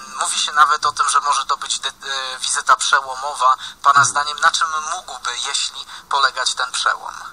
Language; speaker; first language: Polish; native; Polish